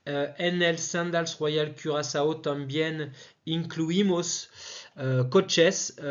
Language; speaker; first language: Spanish; non-native, fluent; French